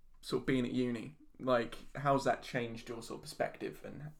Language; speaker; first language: English; native; English